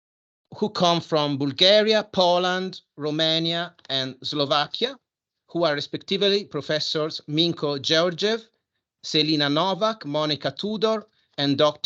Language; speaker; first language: English; non-native, fluent; Italian